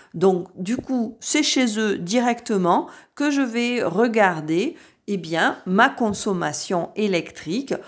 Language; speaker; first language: French; native; French